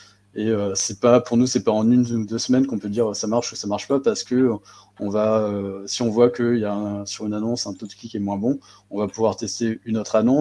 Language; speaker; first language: French; native; French